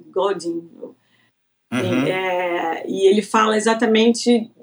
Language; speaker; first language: Portuguese; native; Portuguese